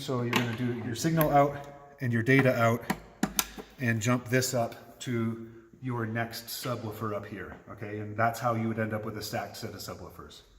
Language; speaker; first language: English; native; English